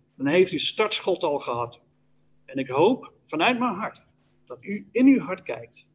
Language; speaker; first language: Dutch; native; Dutch